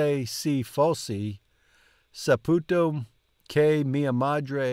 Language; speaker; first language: Italian; non-native, learner; English